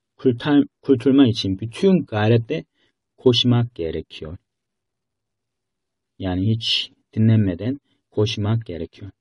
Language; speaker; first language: Turkish; non-native, fluent; Korean